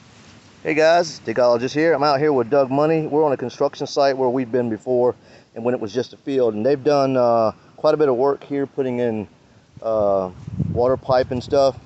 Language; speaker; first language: English; native; English